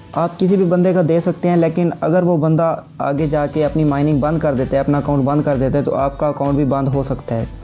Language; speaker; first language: Urdu; native; Urdu